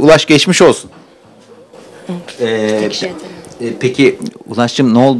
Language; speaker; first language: Turkish; native; Turkish